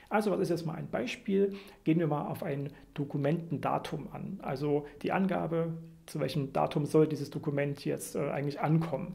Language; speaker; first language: German; native; German